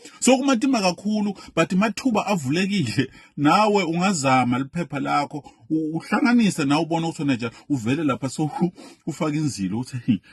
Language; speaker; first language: Zulu; non-native, local second language; Swati